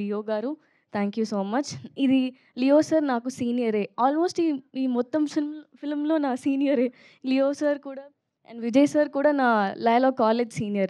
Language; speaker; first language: Telugu; non-native, local second language; Tamil